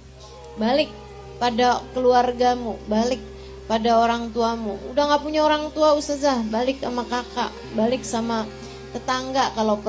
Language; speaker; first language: Indonesian; native; Indonesian